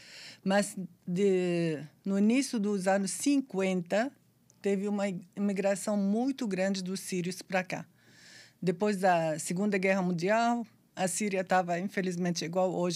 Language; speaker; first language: Portuguese; non-native, fluent; Arabic